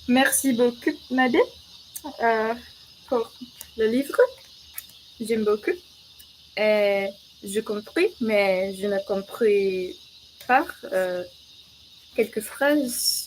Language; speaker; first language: French; non-native, learner; English